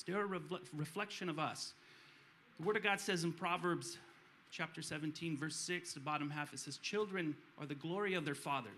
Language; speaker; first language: English; early bilingual, other home language; Romanian